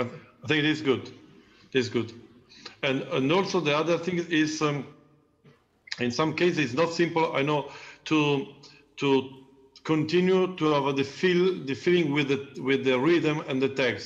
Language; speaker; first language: English; non-native, learner; Italian